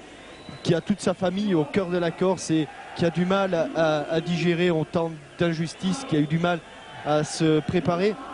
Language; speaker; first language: French; native; French